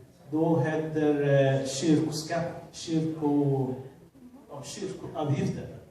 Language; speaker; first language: Swedish; non-native, fluent; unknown